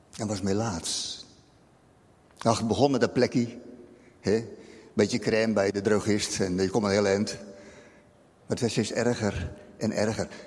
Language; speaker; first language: Dutch; native; Dutch